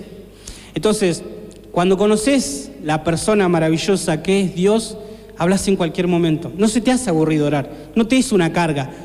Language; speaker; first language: Spanish; native; Spanish